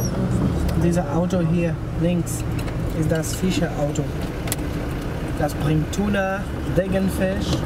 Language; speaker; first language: German; non-native, learner; Portuguese